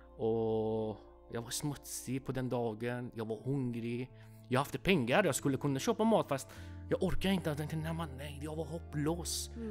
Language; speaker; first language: Swedish; non-native, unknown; Persian